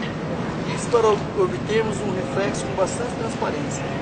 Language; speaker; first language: Portuguese; native; Portuguese